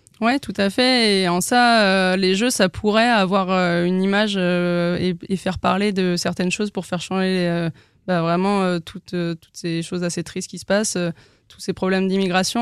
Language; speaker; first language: French; native; French